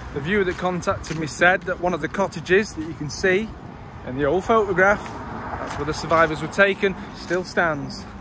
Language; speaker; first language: English; native; English